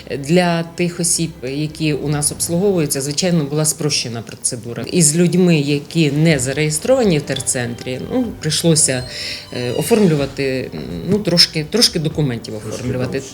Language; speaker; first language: Ukrainian; native; Ukrainian